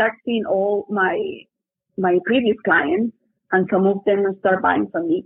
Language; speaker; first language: English; non-native, fluent; Spanish